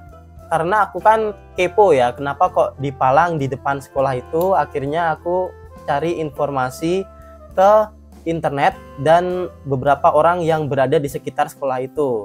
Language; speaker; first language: Indonesian; native; Indonesian